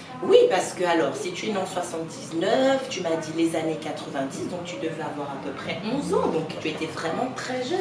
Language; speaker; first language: French; native; French